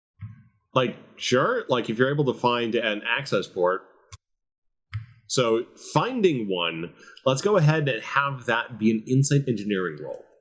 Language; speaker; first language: English; native; English